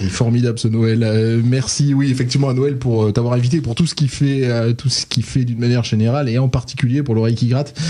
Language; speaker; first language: French; native; French